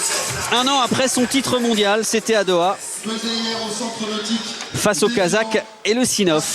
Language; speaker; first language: French; native; French